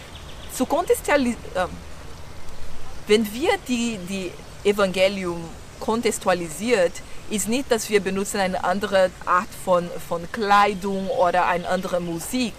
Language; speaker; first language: German; non-native, fluent; Portuguese